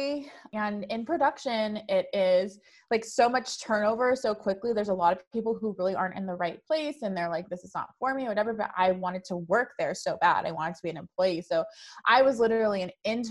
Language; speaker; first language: English; native; English